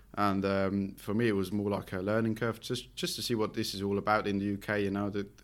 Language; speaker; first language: English; non-native, fluent; Swiss German